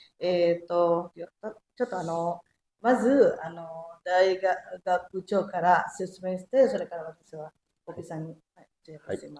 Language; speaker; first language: Japanese; non-native, learner; Indonesian